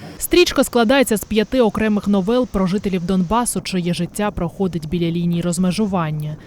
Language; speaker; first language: Ukrainian; native; Ukrainian